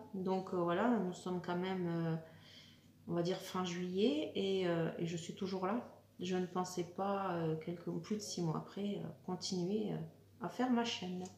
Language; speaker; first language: French; native; French